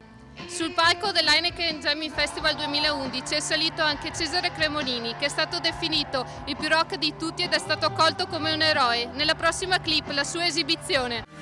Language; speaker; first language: Italian; native; Italian